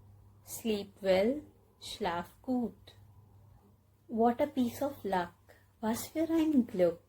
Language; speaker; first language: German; non-native, learner; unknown